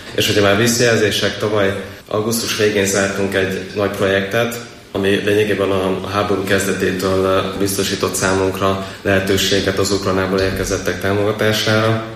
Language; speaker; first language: Hungarian; native; Hungarian